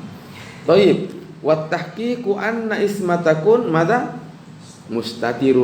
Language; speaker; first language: Arabic; non-native, fluent; Indonesian